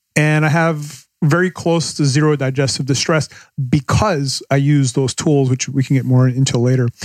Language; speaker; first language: English; native; English